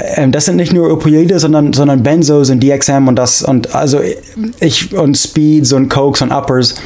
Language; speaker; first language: German; non-native, fluent; English